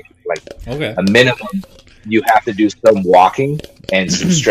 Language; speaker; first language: English; early bilingual, other home language; Spanish